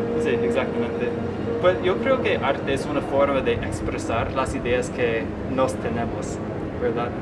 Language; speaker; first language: Spanish; non-native, learner; English